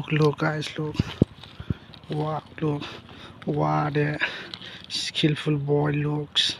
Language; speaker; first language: English; non-native, local second language; Assamese